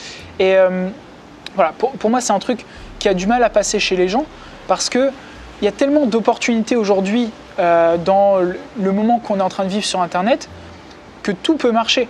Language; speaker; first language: French; native; French